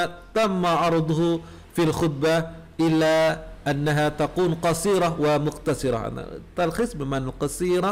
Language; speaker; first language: Arabic; non-native, fluent; Indonesian